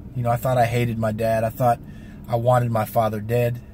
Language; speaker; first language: English; native; English